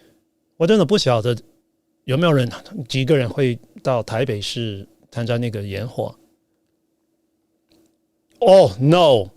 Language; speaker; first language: Chinese; non-native, fluent; English